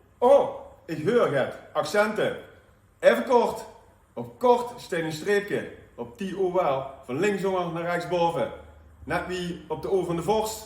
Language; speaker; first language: Dutch; native; Dutch